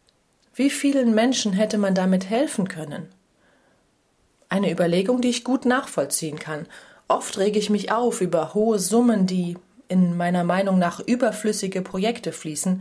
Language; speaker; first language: German; native; German